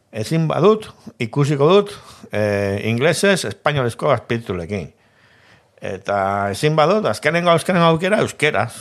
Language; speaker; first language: Basque; native; Basque